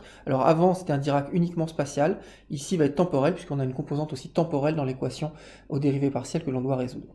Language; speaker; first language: French; native; French